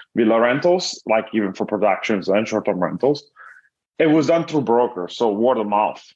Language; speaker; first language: English; non-native, fluent; Italian